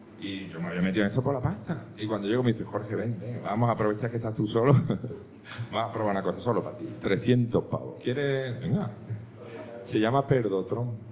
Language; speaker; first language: Spanish; native; Spanish